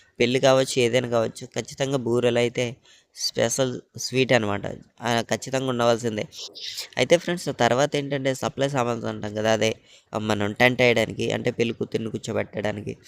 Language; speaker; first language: Telugu; native; Telugu